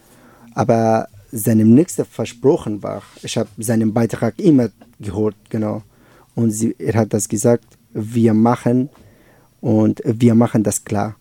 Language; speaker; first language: German; non-native, learner; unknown